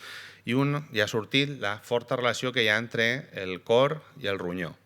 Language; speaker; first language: Catalan; native; Catalan